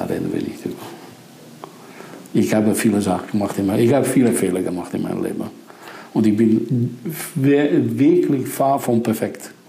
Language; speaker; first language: German; non-native, fluent; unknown